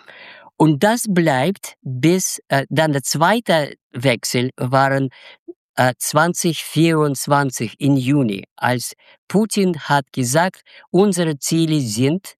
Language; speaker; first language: German; non-native, learner; Russian